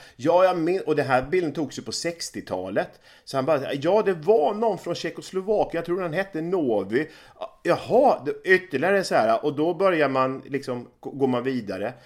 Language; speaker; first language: Swedish; native; Swedish